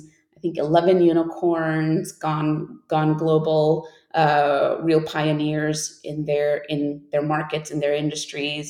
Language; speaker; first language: English; native; English